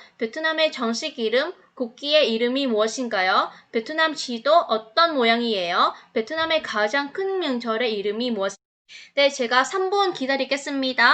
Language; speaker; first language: Korean; non-native, fluent; Vietnamese